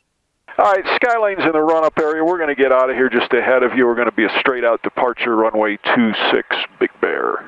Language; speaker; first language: English; native; English